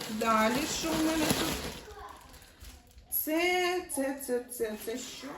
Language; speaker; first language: Ukrainian; native; Ukrainian